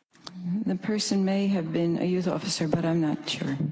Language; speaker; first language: English; native; English